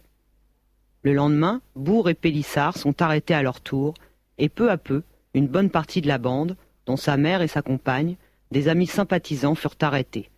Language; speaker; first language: French; native; French